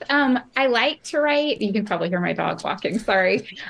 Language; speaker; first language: English; native; English